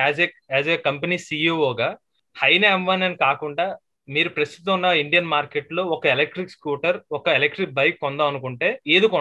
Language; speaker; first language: Telugu; native; Telugu